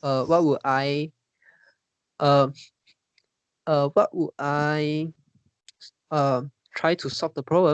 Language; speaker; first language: English; non-native, learner; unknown